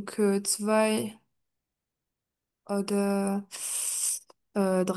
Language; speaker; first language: German; non-native, learner; French